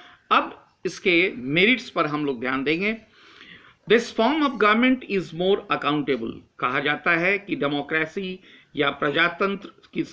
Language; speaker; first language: Hindi; native; Hindi